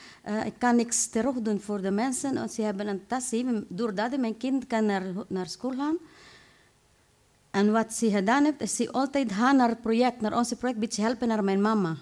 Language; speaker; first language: Dutch; non-native, fluent; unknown